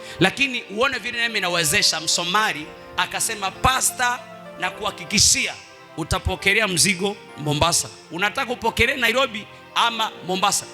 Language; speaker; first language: Swahili; non-native, local second language; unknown